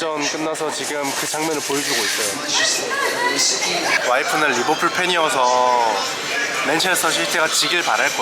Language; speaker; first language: Korean; native; Korean